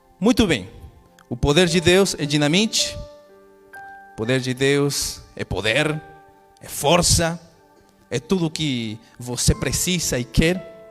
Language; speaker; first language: Portuguese; non-native, fluent; Spanish